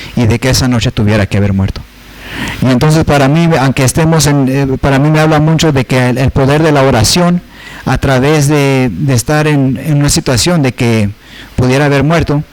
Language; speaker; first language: Spanish; early bilingual, heritage; Spanish